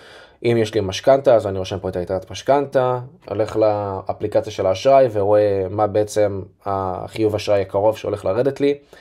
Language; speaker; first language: Hebrew; native; Hebrew